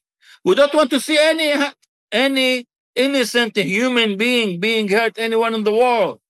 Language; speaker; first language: English; non-native, fluent; Arabic